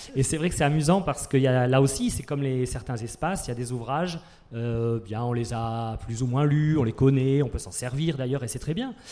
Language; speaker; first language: French; native; French